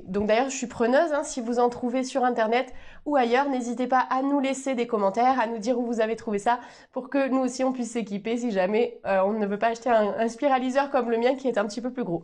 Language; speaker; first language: French; native; French